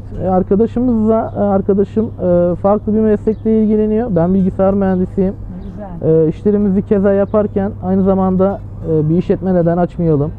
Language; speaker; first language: Turkish; native; Turkish